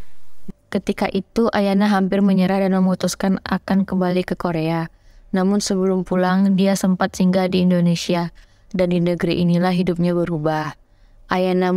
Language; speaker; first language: Indonesian; native; Indonesian